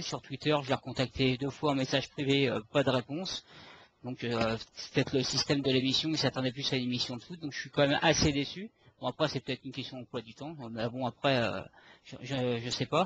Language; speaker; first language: French; native; French